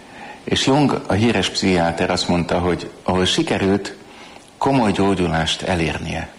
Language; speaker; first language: Hungarian; native; Hungarian